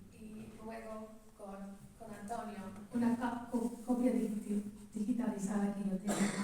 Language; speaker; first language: Spanish; early bilingual, heritage; English